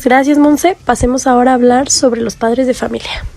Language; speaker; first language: Spanish; native; Spanish